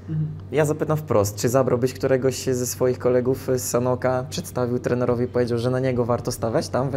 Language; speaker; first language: Polish; native; Polish